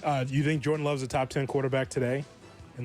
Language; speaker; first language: English; native; English